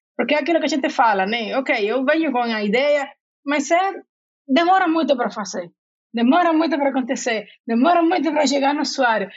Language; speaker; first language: Portuguese; non-native, fluent; Spanish